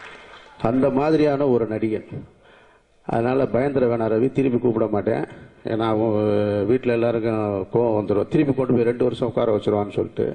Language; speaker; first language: Tamil; native; Tamil